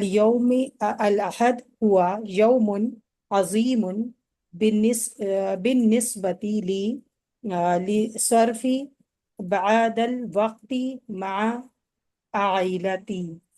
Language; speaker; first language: Arabic; non-native, learner; Urdu